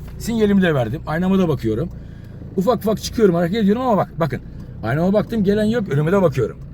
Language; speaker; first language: Turkish; native; Turkish